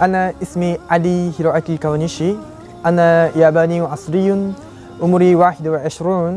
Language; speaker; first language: Arabic; non-native, learner; Japanese